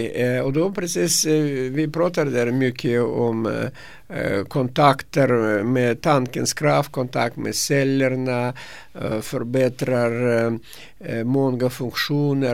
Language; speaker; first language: Swedish; non-native, fluent; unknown